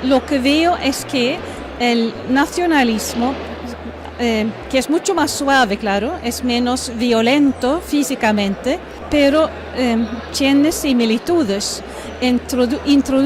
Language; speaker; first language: Spanish; non-native, fluent; Swedish